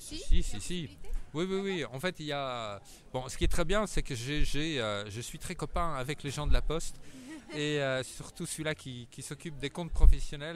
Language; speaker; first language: French; native; French